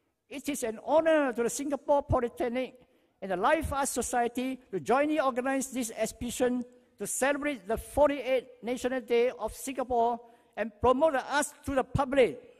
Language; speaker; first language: English; non-native, local second language; Chinese